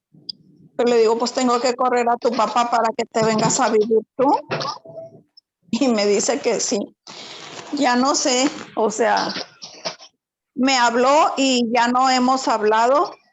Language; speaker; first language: Spanish; native; Spanish